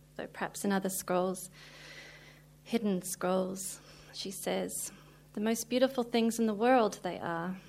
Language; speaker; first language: English; native; English